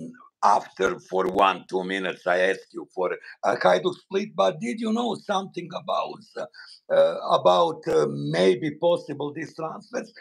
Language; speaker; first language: English; non-native, learner; Bosnian